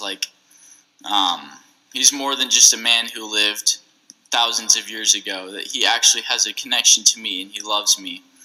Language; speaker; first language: English; native; English